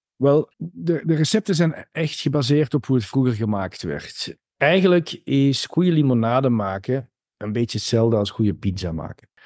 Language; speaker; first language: Dutch; native; Dutch